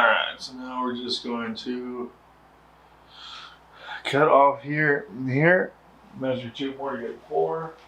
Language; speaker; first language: English; native; English